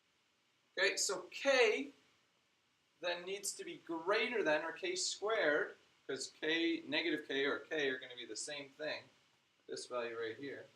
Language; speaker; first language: English; native; English